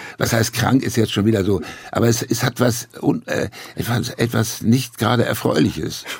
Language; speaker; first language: German; native; German